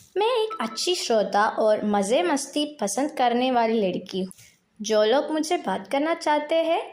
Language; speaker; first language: Hindi; non-native, local second language; Malayalam